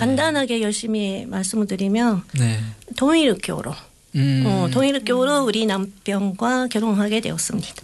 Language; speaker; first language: Korean; non-native, fluent; Japanese